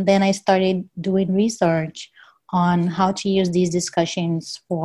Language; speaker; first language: English; non-native, fluent; Portuguese